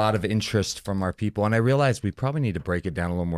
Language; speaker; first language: English; native; English